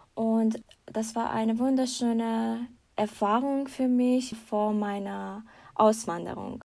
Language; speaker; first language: German; non-native, learner; Persian